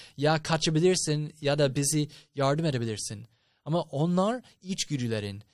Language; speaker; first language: Turkish; non-native, fluent; English